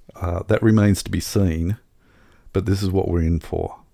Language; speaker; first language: English; native; English